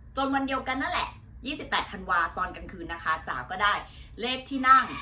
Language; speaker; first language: Thai; native; Thai